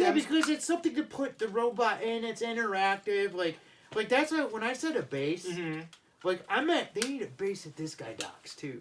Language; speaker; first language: English; native; English